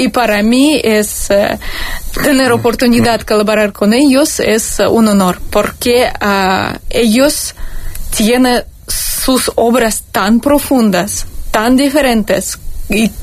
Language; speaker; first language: Spanish; non-native, fluent; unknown